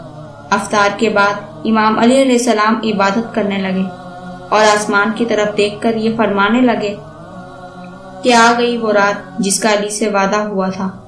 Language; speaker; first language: Urdu; native; Urdu